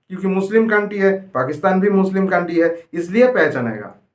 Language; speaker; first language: Hindi; non-native, local second language; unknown